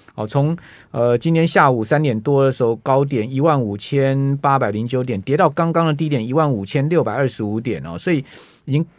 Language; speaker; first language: Chinese; native; Chinese